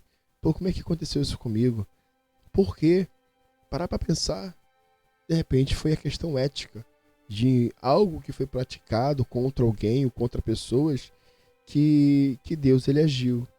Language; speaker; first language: Portuguese; native; Portuguese